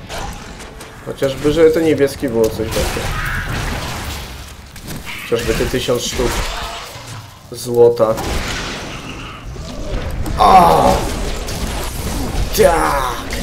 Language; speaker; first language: Polish; native; Polish